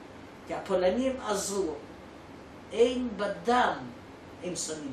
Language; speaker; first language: Hebrew; non-native, fluent; Polish